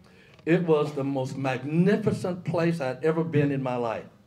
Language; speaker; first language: English; native; English